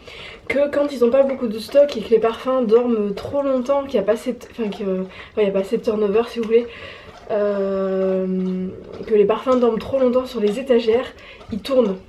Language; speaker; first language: French; native; French